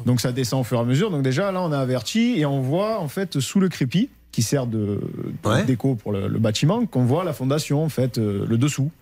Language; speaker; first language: French; native; French